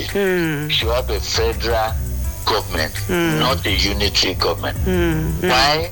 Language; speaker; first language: English; non-native, local second language; Yoruba